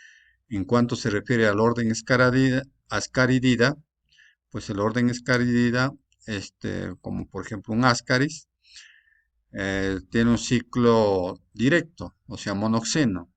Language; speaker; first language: Spanish; native; Spanish